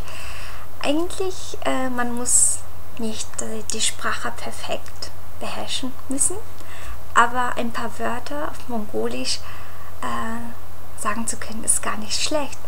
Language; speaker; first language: German; non-native, fluent; Mongolian